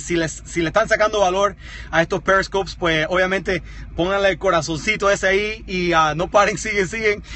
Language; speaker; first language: Spanish; early bilingual, heritage; Spanish